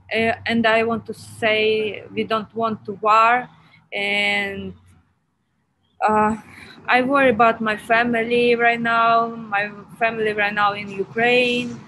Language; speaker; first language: English; non-native, learner; Ukrainian